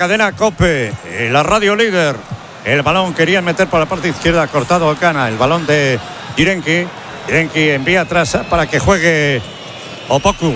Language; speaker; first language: Spanish; native; Spanish